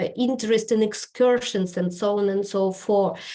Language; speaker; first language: English; non-native, fluent; Ukrainian